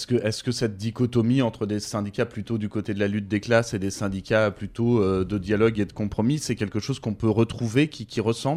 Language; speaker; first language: French; native; French